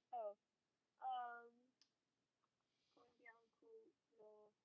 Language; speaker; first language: French; non-native, learner; English